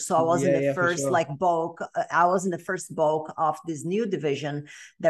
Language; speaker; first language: English; non-native, fluent; Portuguese